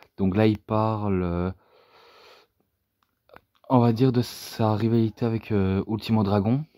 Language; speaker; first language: French; native; French